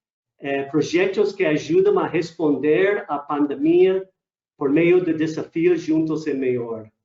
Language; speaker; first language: Portuguese; non-native, fluent; English